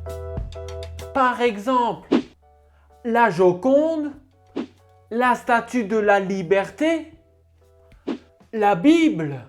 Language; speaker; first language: French; native; French